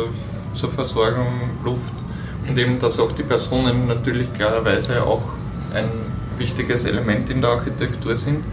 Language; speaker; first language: German; native; German